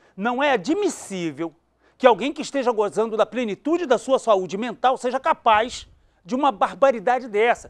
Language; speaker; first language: Portuguese; native; Portuguese